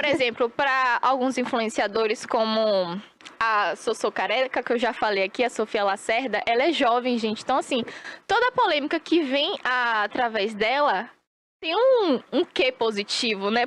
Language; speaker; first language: Portuguese; native; Portuguese